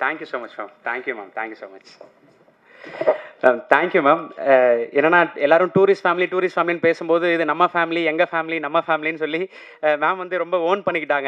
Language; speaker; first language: Tamil; native; Tamil